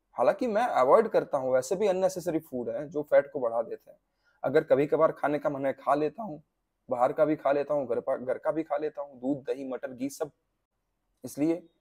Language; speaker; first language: Hindi; non-native, local second language; Gujarati